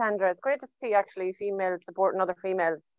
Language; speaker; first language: English; native; English